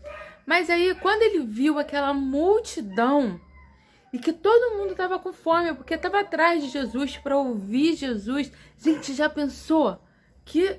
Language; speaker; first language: Portuguese; native; Portuguese